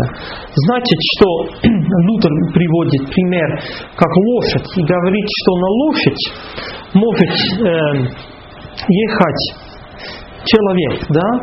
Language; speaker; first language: Russian; non-native, fluent; Dutch